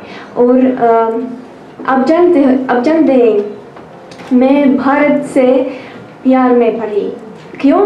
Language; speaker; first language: Hindi; non-native, learner; Russian